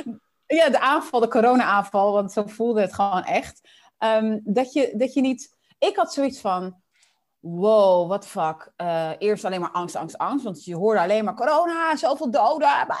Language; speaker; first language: Dutch; early bilingual, other home language; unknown